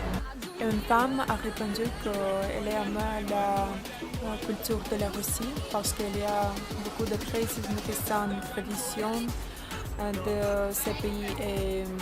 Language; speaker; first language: French; non-native, learner; Russian